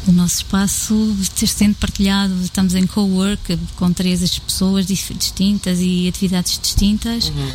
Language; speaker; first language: Portuguese; native; Portuguese